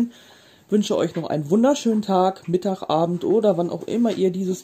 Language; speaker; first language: German; native; German